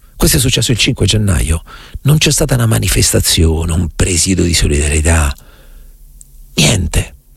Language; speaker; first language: Italian; native; Italian